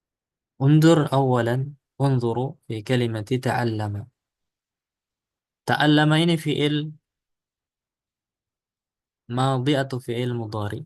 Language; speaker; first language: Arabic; non-native, fluent; Indonesian